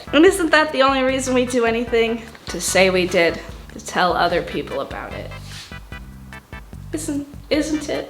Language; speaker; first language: English; native; English